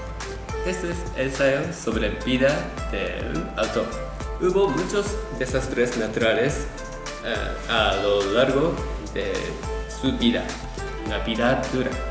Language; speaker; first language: Spanish; non-native, learner; Japanese